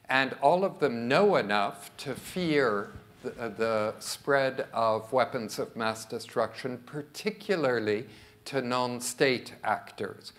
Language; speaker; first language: English; early bilingual, other home language; French